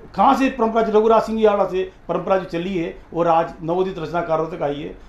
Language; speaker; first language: Hindi; native; Hindi